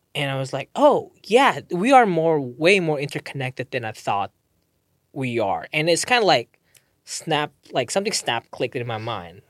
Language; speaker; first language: English; non-native, fluent; Indonesian